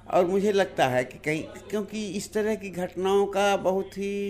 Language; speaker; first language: Hindi; native; Hindi